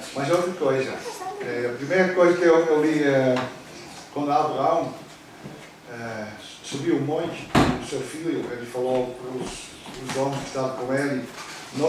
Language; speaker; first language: Portuguese; non-native, fluent; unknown